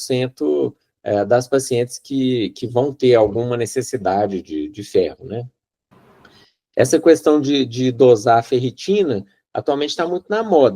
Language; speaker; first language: Portuguese; native; Portuguese